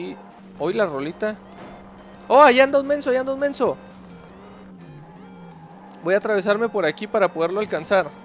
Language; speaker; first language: Spanish; native; Spanish